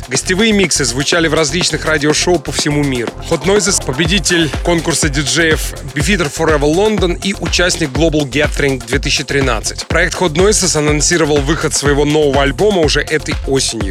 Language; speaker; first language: Russian; native; Russian